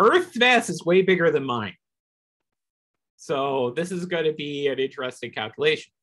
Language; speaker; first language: English; native; English